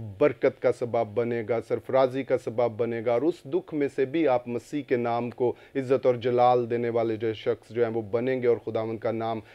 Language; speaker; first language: Urdu; non-native, local second language; Punjabi